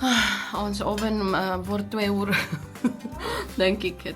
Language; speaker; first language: Dutch; non-native, learner; Filipino